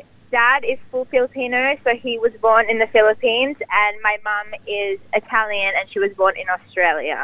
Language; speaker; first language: English; native; English